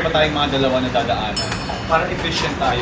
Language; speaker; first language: Filipino; native; Filipino